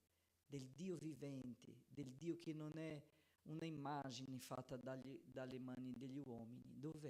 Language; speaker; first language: Italian; non-native, fluent; Portuguese